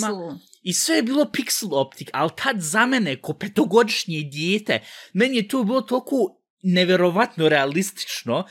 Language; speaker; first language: Bosnian; early bilingual, heritage; Bosnian